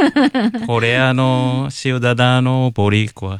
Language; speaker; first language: Spanish; non-native, learner; Korean